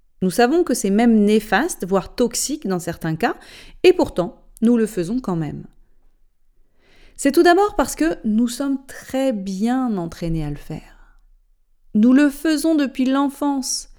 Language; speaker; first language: French; native; French